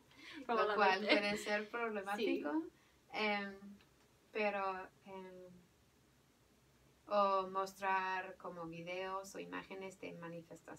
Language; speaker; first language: Spanish; non-native, fluent; English